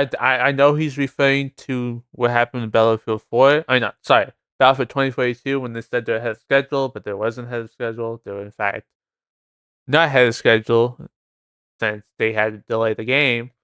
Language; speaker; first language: English; native; English